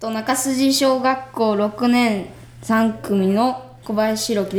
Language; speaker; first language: Japanese; native; Japanese